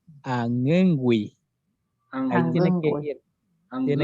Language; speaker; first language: Spanish; non-native, local second language; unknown